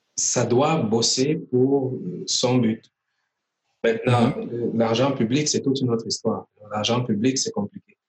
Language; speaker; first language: French; native; French